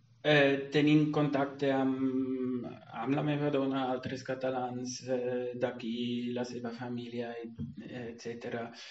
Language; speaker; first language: Catalan; non-native, fluent; German